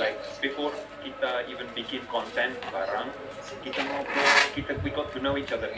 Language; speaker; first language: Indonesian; non-native, learner; English